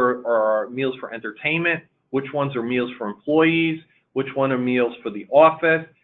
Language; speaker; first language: English; native; English